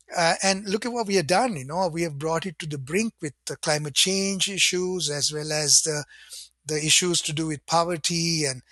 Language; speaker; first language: English; non-native, local second language; Sinhala